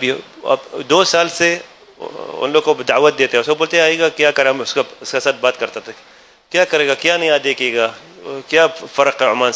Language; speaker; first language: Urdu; non-native, learner; Arabic